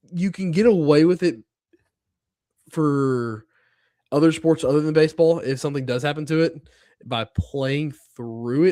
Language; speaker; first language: English; native; English